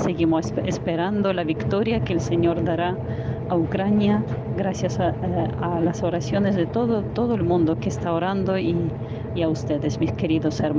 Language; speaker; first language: Spanish; non-native, fluent; Ukrainian